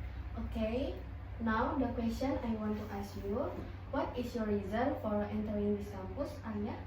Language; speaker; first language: English; non-native, learner; Indonesian